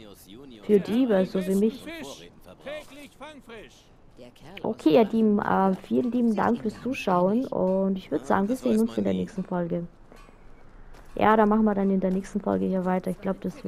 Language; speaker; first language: German; native; German